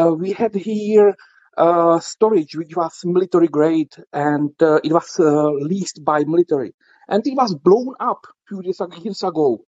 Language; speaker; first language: English; non-native, fluent; Czech